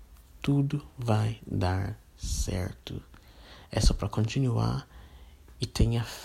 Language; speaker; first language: Portuguese; non-native, fluent; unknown